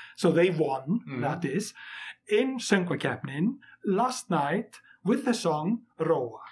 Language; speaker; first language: English; non-native, fluent; Icelandic